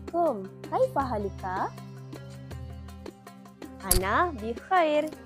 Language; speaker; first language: Arabic; non-native, learner; Malay